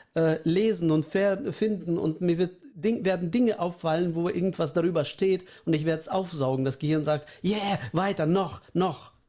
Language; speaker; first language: German; early bilingual, other home language; Russian